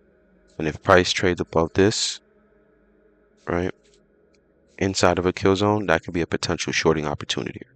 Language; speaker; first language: English; native; English